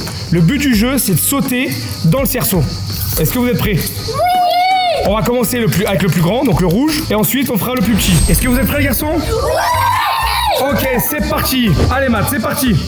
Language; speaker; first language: French; native; French